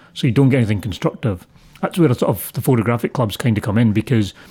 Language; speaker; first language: English; native; English